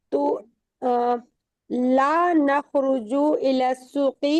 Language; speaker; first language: Arabic; non-native, learner; Urdu